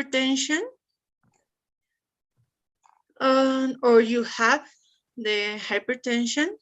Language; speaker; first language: English; non-native, learner; Spanish